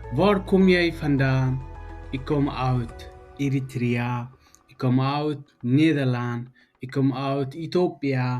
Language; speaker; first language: Dutch; non-native, fluent; Tigrinya